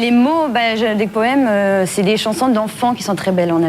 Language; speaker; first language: French; non-native, fluent; German